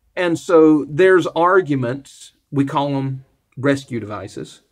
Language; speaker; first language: English; native; English